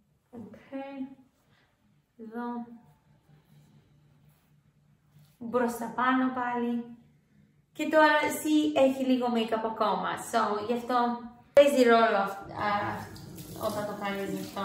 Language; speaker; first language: Greek; early bilingual, heritage; English